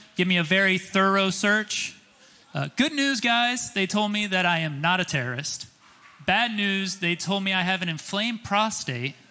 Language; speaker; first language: English; native; English